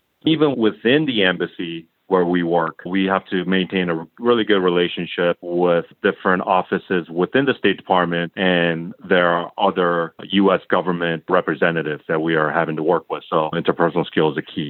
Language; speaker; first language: English; non-native, fluent; Korean